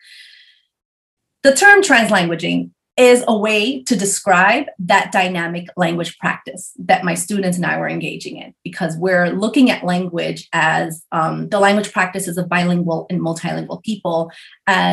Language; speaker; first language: English; early bilingual, other home language; Spanish